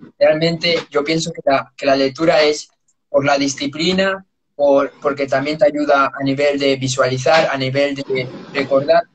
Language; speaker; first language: Spanish; native; Spanish